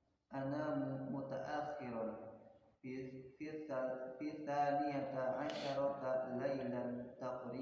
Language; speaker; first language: Arabic; non-native, learner; Indonesian